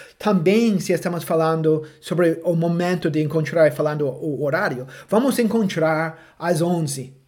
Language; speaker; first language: Portuguese; non-native, fluent; English